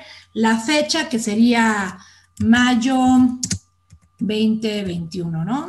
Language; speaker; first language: Spanish; native; Spanish